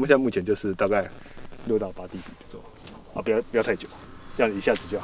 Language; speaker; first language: Chinese; native; Chinese